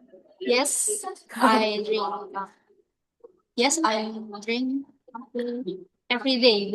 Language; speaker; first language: English; non-native, learner; Indonesian